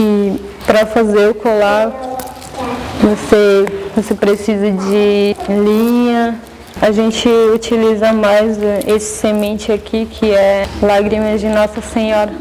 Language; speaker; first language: Portuguese; non-native, local second language; Guarani